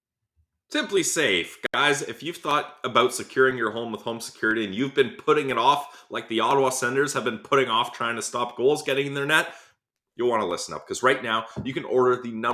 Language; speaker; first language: English; native; English